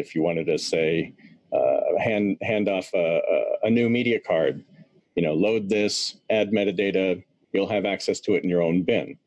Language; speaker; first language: English; native; English